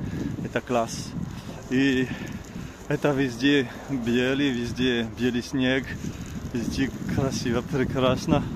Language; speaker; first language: Russian; non-native, learner; French